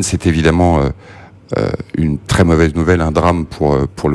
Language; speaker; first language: French; native; French